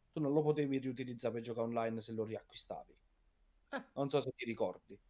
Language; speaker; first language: Italian; native; Italian